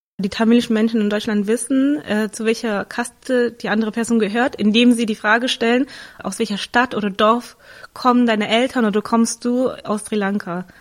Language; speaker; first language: German; early bilingual, other home language; Tamil